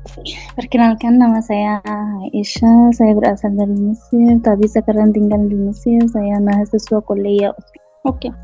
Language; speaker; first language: Indonesian; non-native, learner; Arabic